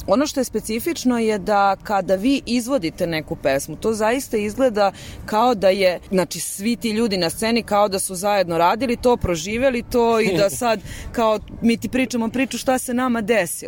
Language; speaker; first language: Serbian; native; Serbian